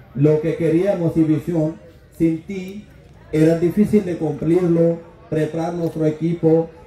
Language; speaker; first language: Spanish; non-native, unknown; Urdu